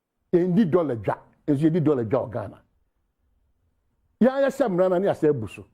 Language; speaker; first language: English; non-native, local second language; Akan